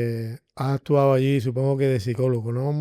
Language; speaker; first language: Spanish; native; Spanish